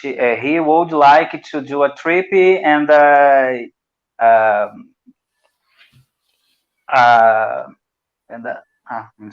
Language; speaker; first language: English; non-native, learner; Portuguese